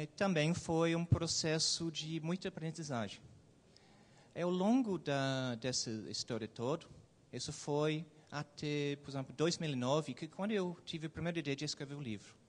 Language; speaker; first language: Portuguese; non-native, fluent; English